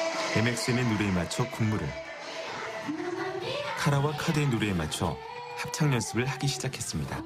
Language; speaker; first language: Korean; native; Korean